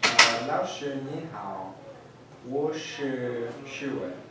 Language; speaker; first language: Chinese; non-native, learner; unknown